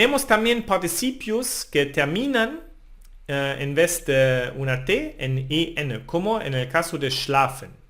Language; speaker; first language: Spanish; non-native, fluent; German